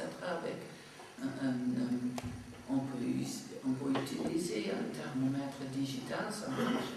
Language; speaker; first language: French; non-native, fluent; English